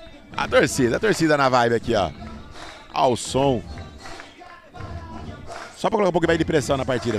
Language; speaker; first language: Portuguese; native; Portuguese